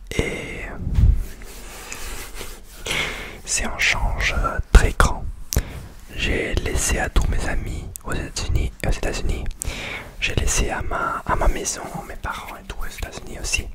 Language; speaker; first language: French; non-native, learner; English